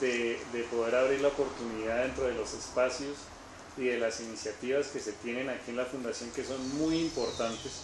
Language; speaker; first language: Spanish; native; Spanish